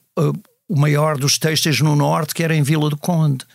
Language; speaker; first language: Portuguese; native; Portuguese